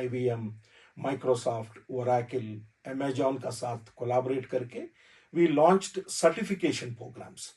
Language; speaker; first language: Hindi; non-native, learner; Telugu